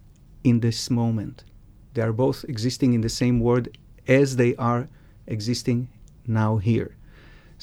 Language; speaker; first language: English; non-native, fluent; Hebrew